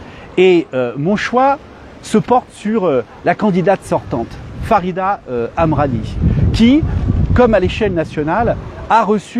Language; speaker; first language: French; native; French